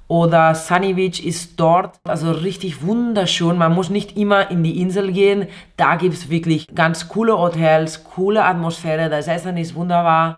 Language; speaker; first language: German; non-native, fluent; Spanish